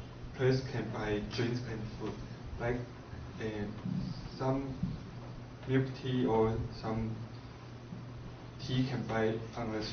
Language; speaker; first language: English; non-native, learner; Chinese